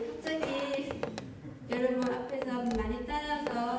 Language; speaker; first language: Korean; non-native, learner; Vietnamese